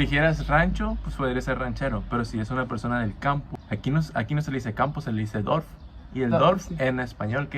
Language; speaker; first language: Spanish; native; Spanish